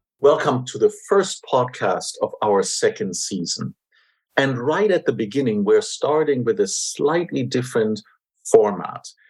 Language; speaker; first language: English; non-native, fluent; German